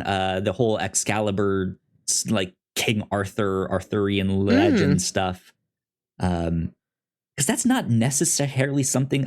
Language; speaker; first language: English; native; English